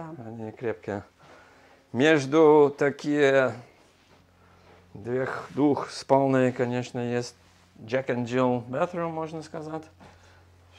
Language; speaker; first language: Russian; non-native, learner; English